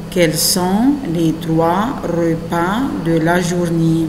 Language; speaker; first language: French; non-native, fluent; Arabic